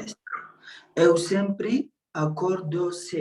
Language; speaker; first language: Portuguese; non-native, learner; Arabic